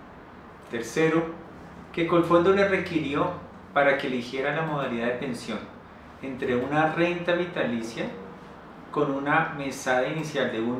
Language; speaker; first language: Spanish; native; Spanish